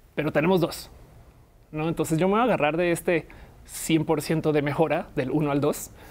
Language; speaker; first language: Spanish; native; Spanish